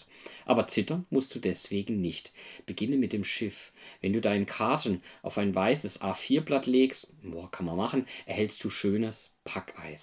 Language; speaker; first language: German; native; German